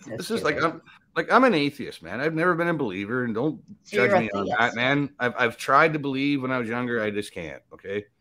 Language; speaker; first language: English; native; English